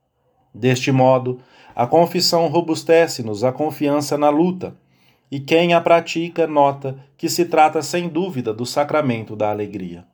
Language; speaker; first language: Portuguese; native; Portuguese